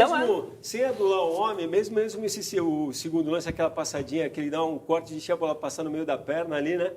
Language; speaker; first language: Portuguese; native; Portuguese